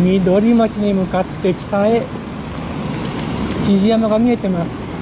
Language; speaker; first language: Japanese; native; Japanese